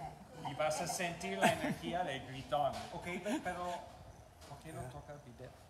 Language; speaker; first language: Spanish; non-native, learner; English